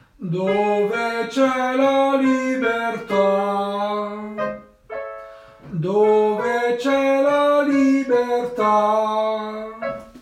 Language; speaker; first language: Italian; non-native, learner; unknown